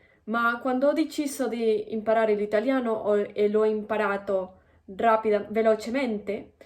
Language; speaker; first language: Italian; non-native, fluent; Spanish